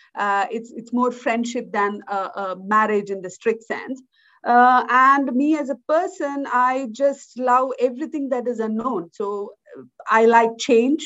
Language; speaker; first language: English; non-native, local second language; Malayalam